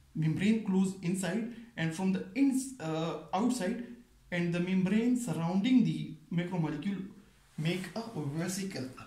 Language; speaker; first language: English; non-native, local second language; Pashto